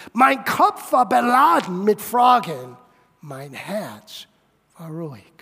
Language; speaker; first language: German; non-native, fluent; English